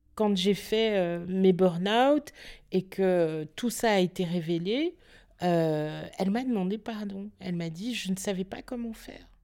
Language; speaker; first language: French; native; French